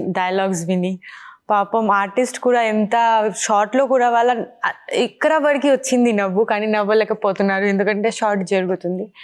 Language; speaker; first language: Telugu; non-native, learner; Bangla